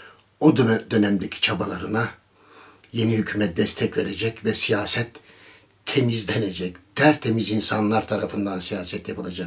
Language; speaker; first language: Turkish; native; Turkish